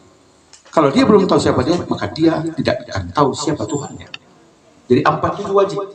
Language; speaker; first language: Indonesian; non-native, local second language; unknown